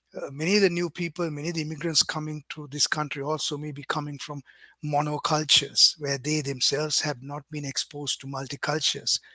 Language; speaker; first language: English; non-native, local second language; Sinhala